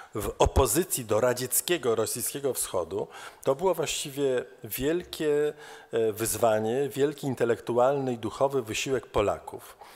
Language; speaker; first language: Polish; native; Polish